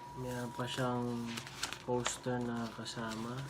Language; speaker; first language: Filipino; early bilingual, other home language; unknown